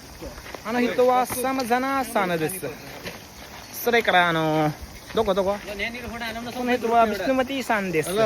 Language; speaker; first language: Japanese; non-native, learner; Nepali